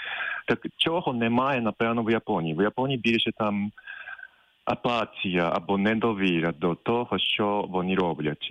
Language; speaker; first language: Ukrainian; non-native, fluent; Japanese